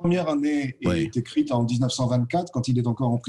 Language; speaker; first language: French; native; French